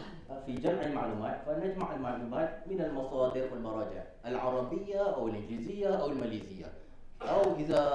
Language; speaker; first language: Arabic; non-native, fluent; Malay